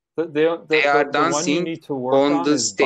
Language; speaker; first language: English; non-native, learner; Turkish